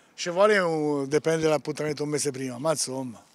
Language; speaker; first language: Italian; native; Italian